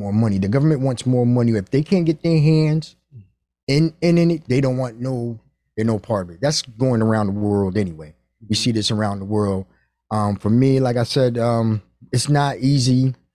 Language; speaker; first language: English; native; English